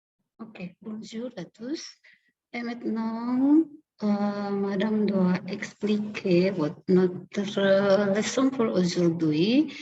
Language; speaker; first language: French; non-native, learner; Indonesian